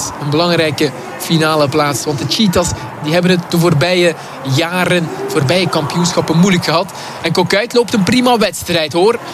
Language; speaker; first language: Dutch; native; Dutch